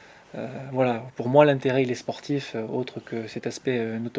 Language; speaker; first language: French; native; French